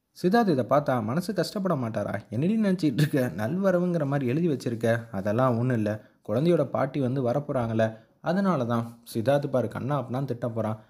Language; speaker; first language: Tamil; native; Tamil